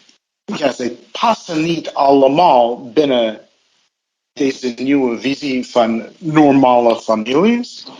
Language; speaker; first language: Dutch; non-native, fluent; English